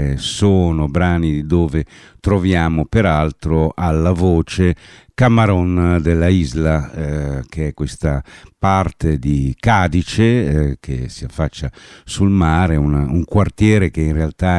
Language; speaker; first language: Italian; native; Italian